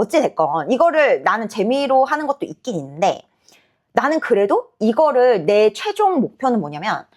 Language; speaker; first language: Korean; native; Korean